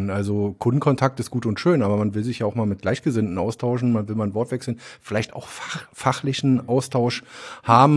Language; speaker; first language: German; native; German